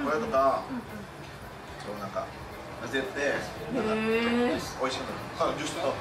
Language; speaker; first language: Japanese; non-native, fluent; Indonesian